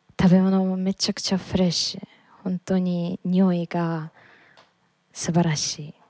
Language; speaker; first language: Japanese; non-native, learner; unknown